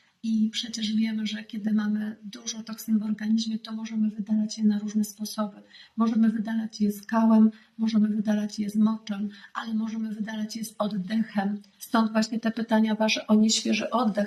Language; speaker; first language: Polish; native; Polish